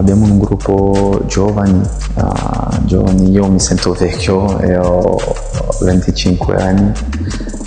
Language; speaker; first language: Italian; non-native, fluent; French